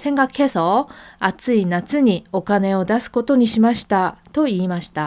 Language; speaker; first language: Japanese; non-native, fluent; Korean